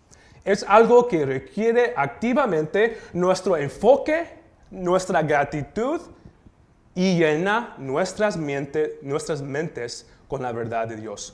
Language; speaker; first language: Spanish; early bilingual, heritage; Spanish